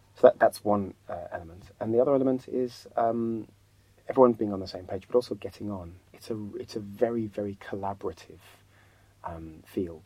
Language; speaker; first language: English; native; English